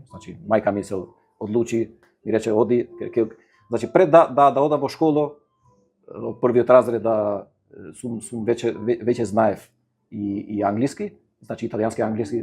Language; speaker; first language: Macedonian; non-native, fluent; Albanian